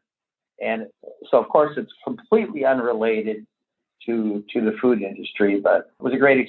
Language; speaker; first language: English; native; English